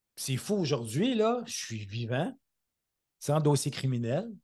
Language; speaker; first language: French; native; French